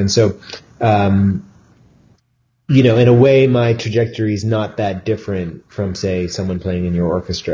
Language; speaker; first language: English; native; English